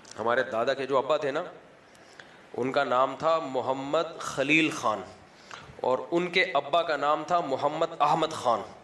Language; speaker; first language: Urdu; native; Urdu